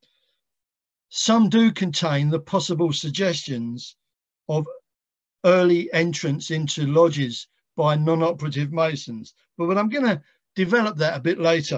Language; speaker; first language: English; native; English